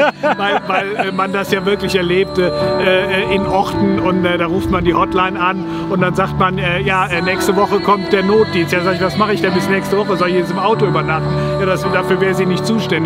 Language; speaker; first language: German; native; German